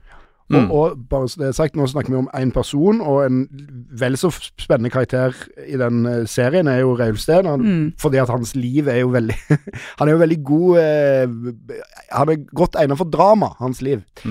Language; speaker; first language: Norwegian; native; Norwegian